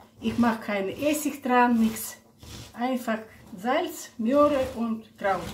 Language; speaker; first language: German; non-native, local second language; Russian